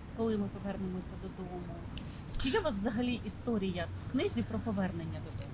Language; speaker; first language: Ukrainian; native; Ukrainian